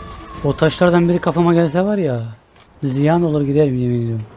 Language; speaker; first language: Turkish; native; Turkish